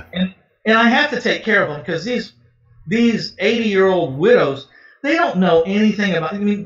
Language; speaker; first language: English; native; English